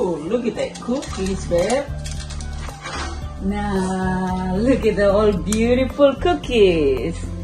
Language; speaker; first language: English; non-native, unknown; Indonesian